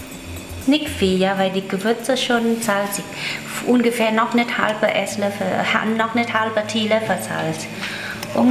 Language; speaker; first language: German; non-native, learner; Vietnamese